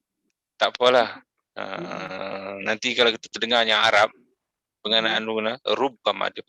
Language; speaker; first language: Malay; native; Malay